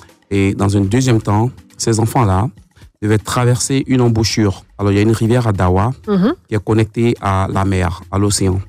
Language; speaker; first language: French; native; French